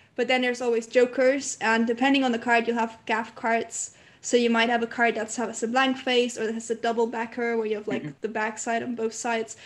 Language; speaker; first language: English; early bilingual, other home language; German